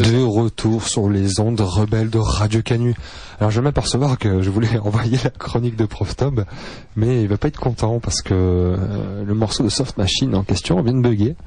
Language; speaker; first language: French; native; French